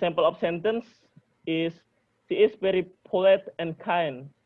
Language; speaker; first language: English; non-native, learner; Indonesian